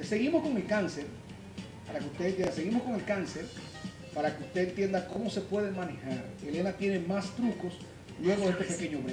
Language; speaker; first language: Spanish; native; Spanish